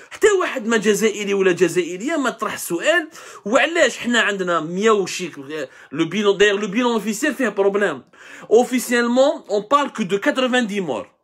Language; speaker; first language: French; non-native, local second language; Arabic